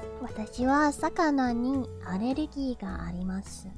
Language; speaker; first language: Japanese; non-native, learner; English